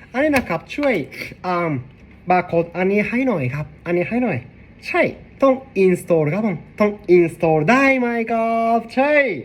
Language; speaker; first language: Thai; non-native, learner; Japanese